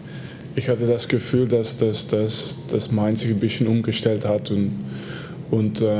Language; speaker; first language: German; non-native, fluent; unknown